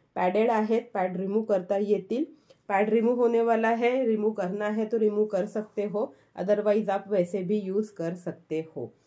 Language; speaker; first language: Hindi; non-native, local second language; Marathi